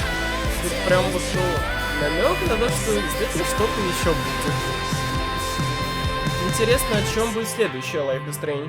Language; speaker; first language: Russian; native; Russian